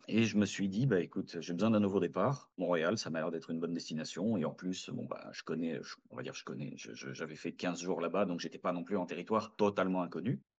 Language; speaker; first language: French; native; French